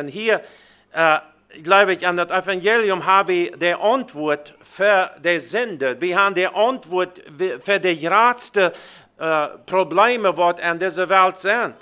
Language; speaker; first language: German; early bilingual, heritage; Plautdietsch